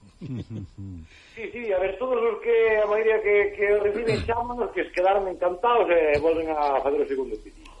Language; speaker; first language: Galician; native; Galician